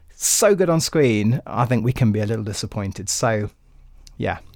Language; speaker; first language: English; native; English